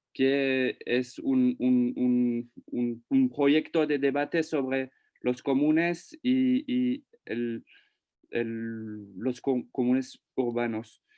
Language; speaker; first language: Spanish; non-native, fluent; French